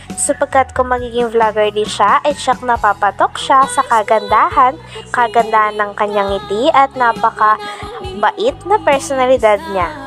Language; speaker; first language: Filipino; native; Filipino